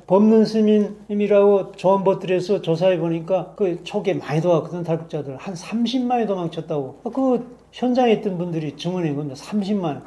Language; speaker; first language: Korean; native; Korean